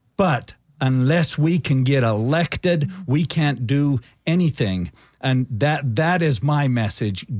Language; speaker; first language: English; early bilingual, other home language; Spanish